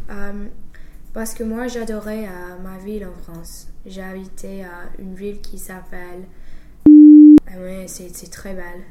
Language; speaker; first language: French; non-native, fluent; English